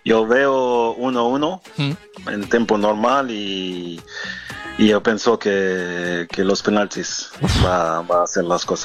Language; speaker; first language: Spanish; non-native, fluent; French